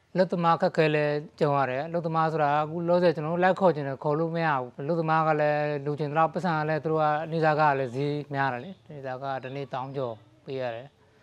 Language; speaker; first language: Burmese; native; Burmese